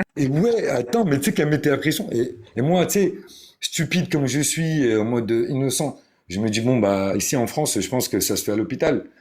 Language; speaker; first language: French; early bilingual, other home language; Arabic